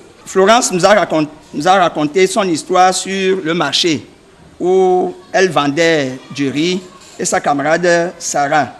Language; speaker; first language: French; native; French